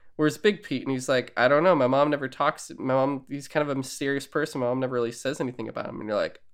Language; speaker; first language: English; native; English